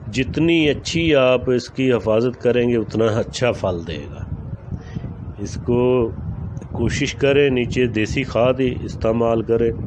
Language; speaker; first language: Urdu; native; Urdu